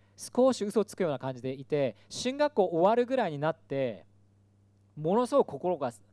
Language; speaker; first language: Japanese; early bilingual, other home language; Korean